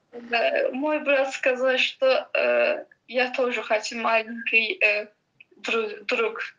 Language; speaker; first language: Russian; non-native, learner; Azerbaijani